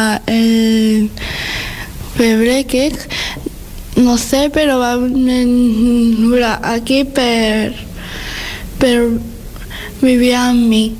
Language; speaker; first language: Catalan; non-native, learner; Spanish